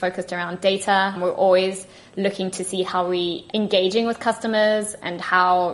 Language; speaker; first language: English; native; English